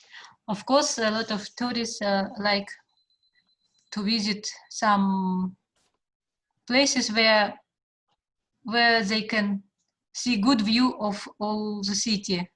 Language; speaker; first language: English; non-native, fluent; Russian